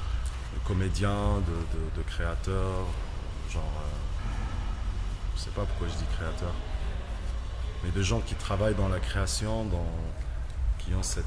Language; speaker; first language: French; non-native, local second language; Arabic